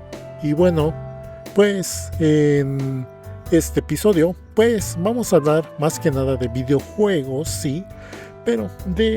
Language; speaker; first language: Spanish; native; Spanish